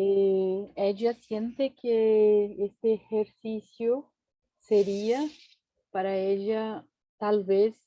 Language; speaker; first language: Spanish; non-native, fluent; Portuguese